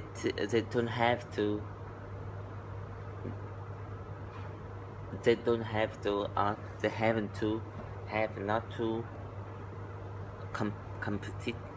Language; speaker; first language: English; non-native, learner; Vietnamese